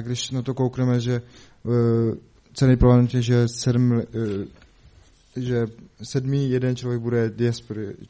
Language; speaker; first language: Czech; non-native, learner; Mongolian